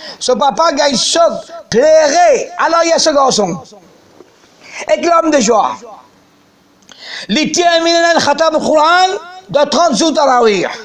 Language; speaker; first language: French; non-native, learner; Morisyen